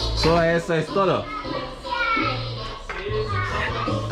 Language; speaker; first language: Spanish; non-native, learner; Croatian